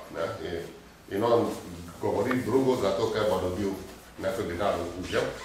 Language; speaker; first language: Slovenian; non-native, fluent; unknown